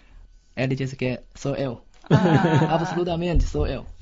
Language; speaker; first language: Portuguese; non-native, fluent; Chinese